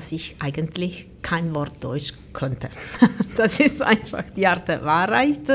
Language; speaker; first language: German; non-native, fluent; Italian